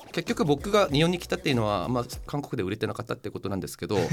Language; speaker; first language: Japanese; non-native, fluent; Korean